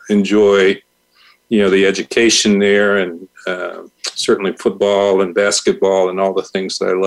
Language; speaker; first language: English; native; English